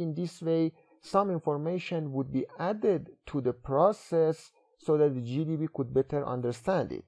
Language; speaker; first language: English; non-native, fluent; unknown